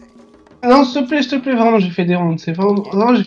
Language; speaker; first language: French; native; French